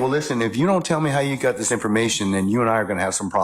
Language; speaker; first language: English; native; English